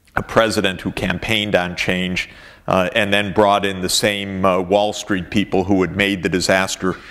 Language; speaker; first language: English; native; English